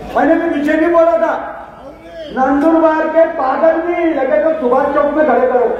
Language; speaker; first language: Hindi; non-native, local second language; Marathi